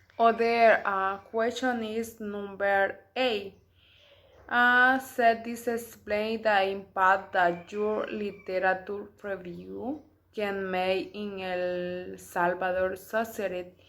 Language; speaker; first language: English; non-native, learner; Spanish